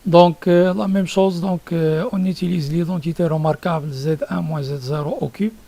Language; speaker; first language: French; non-native, local second language; Arabic